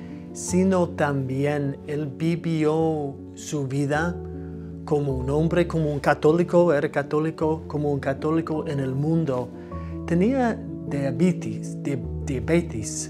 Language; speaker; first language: Spanish; non-native, fluent; English